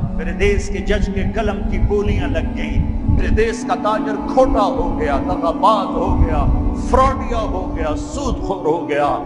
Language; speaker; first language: Urdu; non-native, local second language; Punjabi